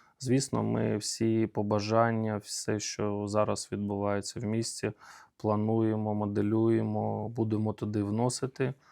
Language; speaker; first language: Ukrainian; native; Ukrainian